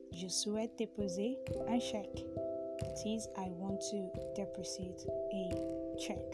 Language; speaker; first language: French; non-native, fluent; Yoruba